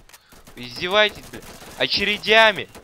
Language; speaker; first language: Russian; native; Russian